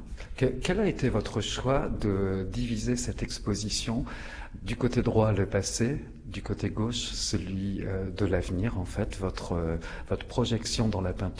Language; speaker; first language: French; native; French